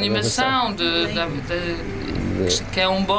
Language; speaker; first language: Portuguese; early bilingual, heritage; Portuguese